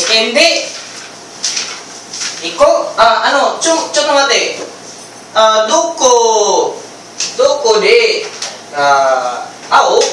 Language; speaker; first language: Japanese; non-native, learner; Filipino